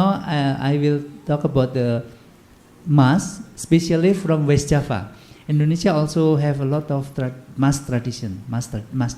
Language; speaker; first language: English; non-native, learner; Indonesian